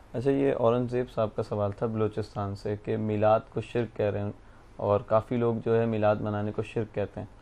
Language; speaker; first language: Urdu; native; Urdu